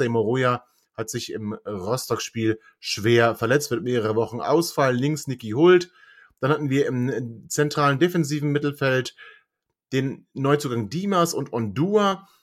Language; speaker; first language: German; native; German